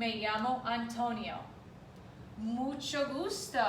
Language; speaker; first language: Spanish; non-native, fluent; English